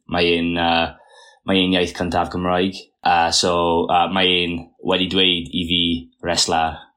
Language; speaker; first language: Welsh; non-native, local second language; English